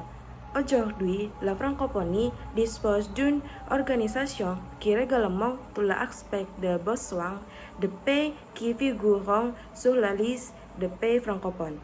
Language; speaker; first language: French; non-native, learner; Indonesian